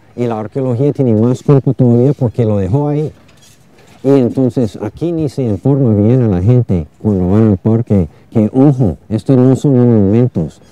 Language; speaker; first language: Spanish; non-native, fluent; English